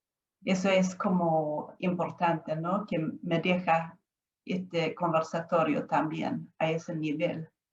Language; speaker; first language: Spanish; non-native, fluent; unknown